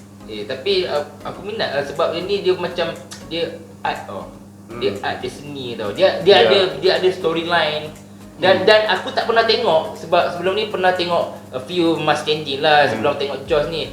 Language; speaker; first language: Malay; native; Malay